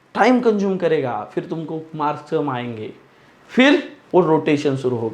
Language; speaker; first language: Hindi; non-native, local second language; Marathi